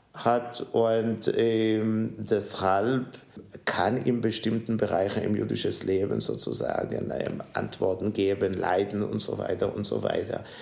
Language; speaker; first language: German; non-native, fluent; Hebrew